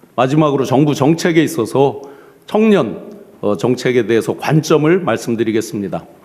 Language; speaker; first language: Korean; native; Korean